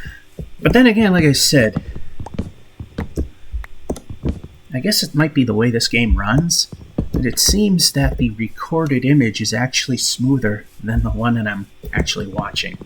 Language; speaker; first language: English; native; English